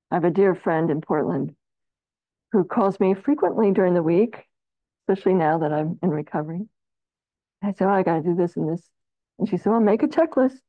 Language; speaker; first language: English; native; English